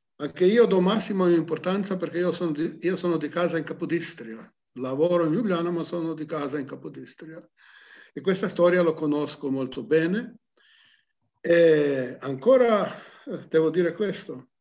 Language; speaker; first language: Italian; non-native, local second language; Slovenian